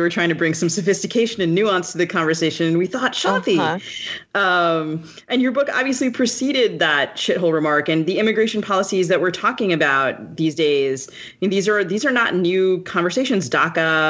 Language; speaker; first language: English; native; English